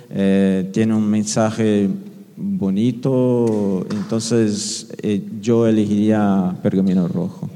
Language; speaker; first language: Spanish; non-native, fluent; Portuguese